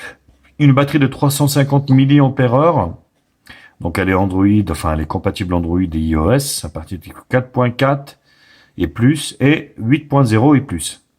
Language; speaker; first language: French; native; French